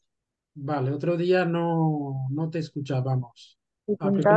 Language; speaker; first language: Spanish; non-native, fluent; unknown